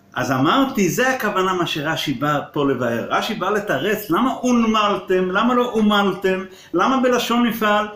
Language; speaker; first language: Hebrew; non-native, local second language; Yiddish